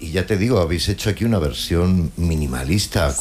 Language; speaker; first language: Spanish; native; Spanish